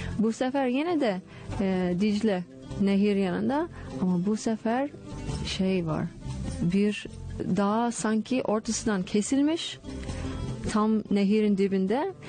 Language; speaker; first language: Turkish; non-native, fluent; English